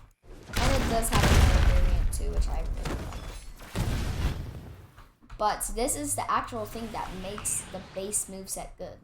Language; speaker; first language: English; native; English